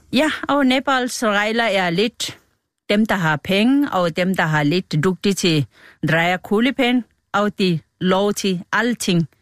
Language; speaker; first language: Danish; non-native, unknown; Nepali